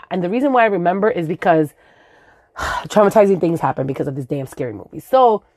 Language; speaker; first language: English; early bilingual, other home language; Spanish